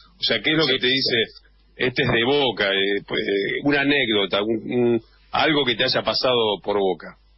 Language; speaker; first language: Spanish; native; Spanish